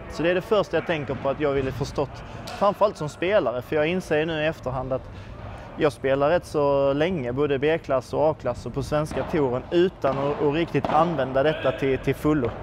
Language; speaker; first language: Swedish; native; Swedish